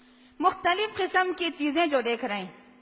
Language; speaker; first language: Urdu; native; Urdu